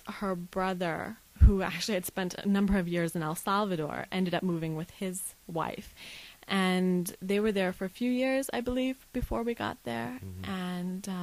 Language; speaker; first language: English; native; English